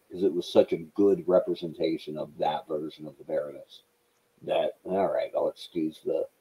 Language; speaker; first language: English; native; English